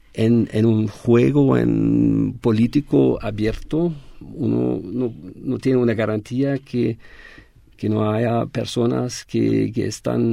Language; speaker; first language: Spanish; non-native, fluent; German